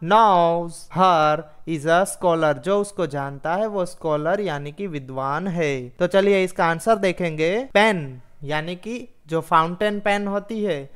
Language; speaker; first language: Hindi; non-native, local second language; Gujarati